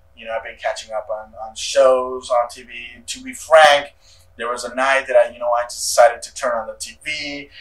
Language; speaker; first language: English; early bilingual, other home language; Spanish